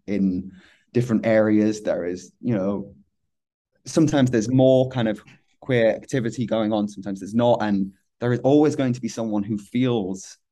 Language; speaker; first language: English; native; English